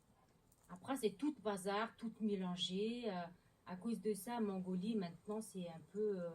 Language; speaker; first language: French; non-native, learner; Mongolian